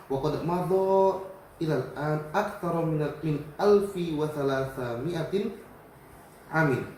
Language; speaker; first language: Arabic; non-native, fluent; Indonesian